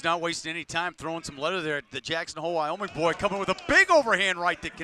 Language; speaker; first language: English; native; English